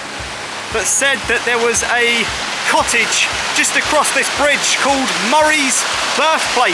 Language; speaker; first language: English; native; English